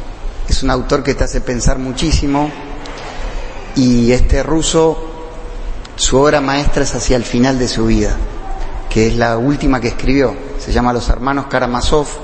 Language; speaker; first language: Spanish; native; Spanish